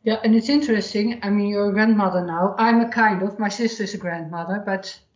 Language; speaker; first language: English; non-native, fluent; Dutch